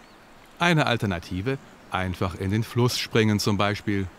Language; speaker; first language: German; native; German